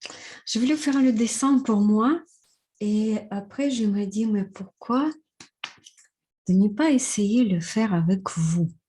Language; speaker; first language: French; non-native, fluent; Russian